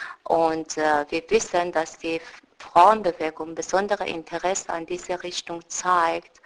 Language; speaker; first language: German; non-native, fluent; Persian